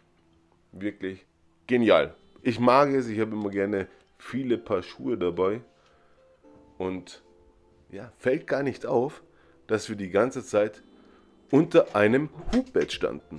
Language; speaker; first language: German; native; German